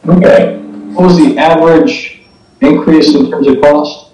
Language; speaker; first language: English; native; English